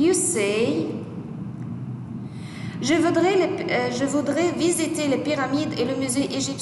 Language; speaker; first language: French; non-native, fluent; Arabic